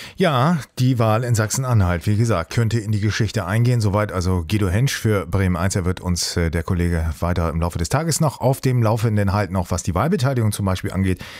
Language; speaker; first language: German; native; German